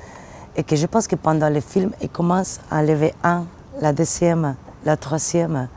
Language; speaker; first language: French; non-native, learner; Spanish